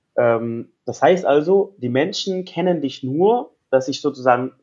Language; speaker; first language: German; non-native, fluent; Indonesian